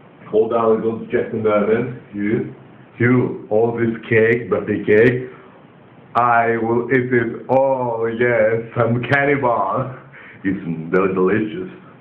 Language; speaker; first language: English; non-native, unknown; Greek